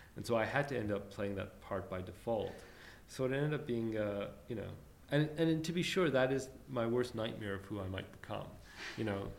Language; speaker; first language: English; early bilingual, other home language; Armenian